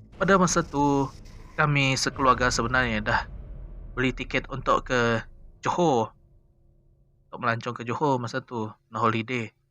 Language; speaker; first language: Malay; non-native, local second language; Iban